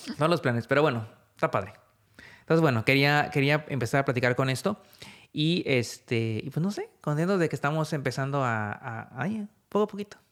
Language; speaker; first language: Spanish; native; Spanish